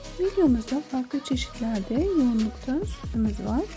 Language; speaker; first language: Turkish; native; Turkish